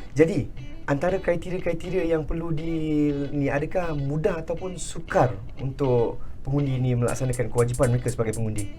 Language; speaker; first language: Malay; native; Malay